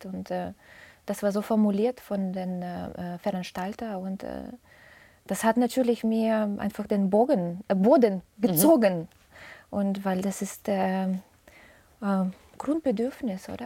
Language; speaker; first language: German; non-native, fluent; Russian